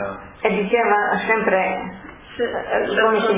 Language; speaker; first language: Italian; non-native, local second language; Slovenian